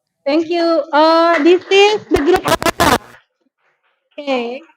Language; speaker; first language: English; non-native, fluent; Indonesian